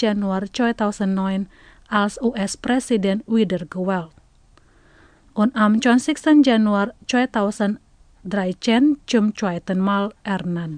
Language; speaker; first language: German; non-native, fluent; Indonesian